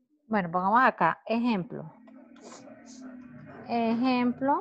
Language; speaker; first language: Spanish; native; Spanish